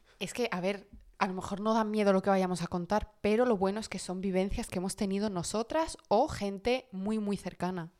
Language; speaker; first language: Spanish; early bilingual, other home language; Arabic